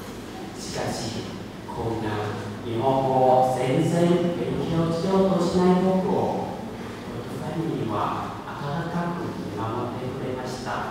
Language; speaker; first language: Japanese; non-native, fluent; Thai